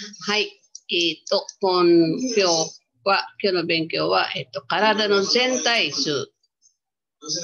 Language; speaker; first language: Japanese; non-native, fluent; Filipino